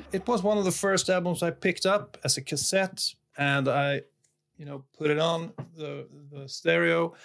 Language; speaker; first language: English; non-native, fluent; Swedish